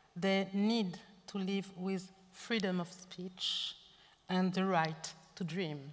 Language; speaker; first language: English; non-native, local second language; French